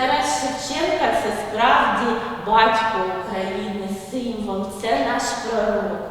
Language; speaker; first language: Ukrainian; non-native, learner; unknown